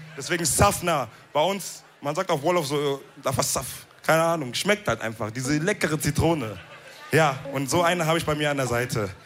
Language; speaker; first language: German; early bilingual, other home language; Wolof